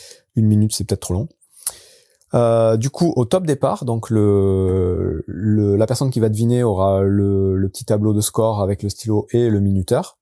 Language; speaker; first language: French; native; French